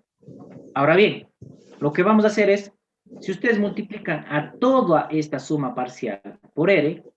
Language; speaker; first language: Spanish; native; Spanish